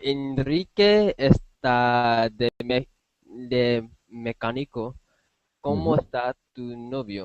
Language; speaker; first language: Spanish; non-native, learner; English